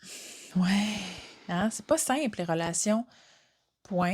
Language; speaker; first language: French; native; French